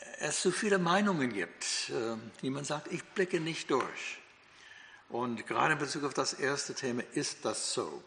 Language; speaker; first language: German; non-native, fluent; English